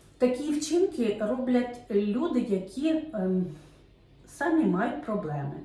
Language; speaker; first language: Ukrainian; non-native, local second language; Russian